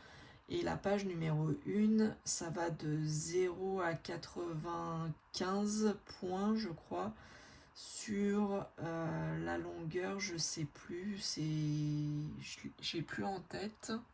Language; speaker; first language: French; native; French